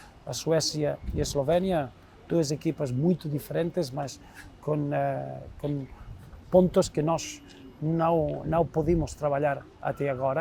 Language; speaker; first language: Portuguese; non-native, fluent; Spanish